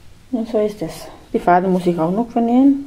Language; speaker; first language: German; non-native, fluent; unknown